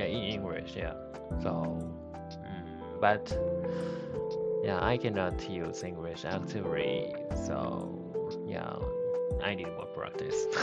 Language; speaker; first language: English; non-native, learner; Japanese